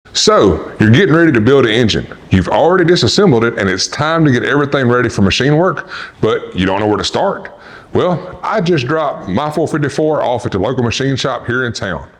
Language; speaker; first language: English; native; English